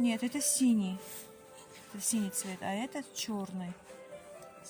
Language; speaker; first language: Russian; non-native, local second language; Tajik